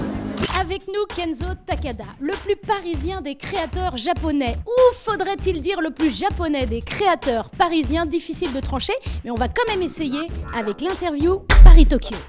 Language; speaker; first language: French; native; French